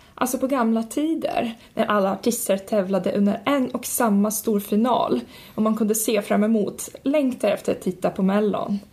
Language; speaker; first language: Swedish; non-native, fluent; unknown